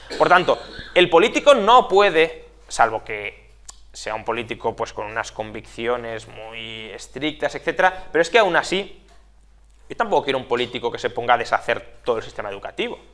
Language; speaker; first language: Spanish; native; Spanish